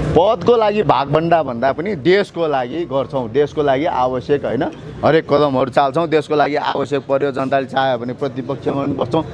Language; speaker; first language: Nepali; non-native, local second language; Newari